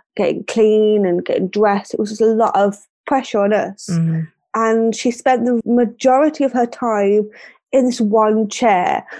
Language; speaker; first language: English; native; English